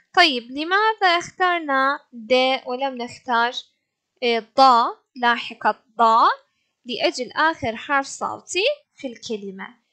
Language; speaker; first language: Arabic; non-native, fluent; Turkish